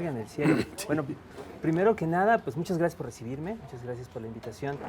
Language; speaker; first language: Spanish; native; Spanish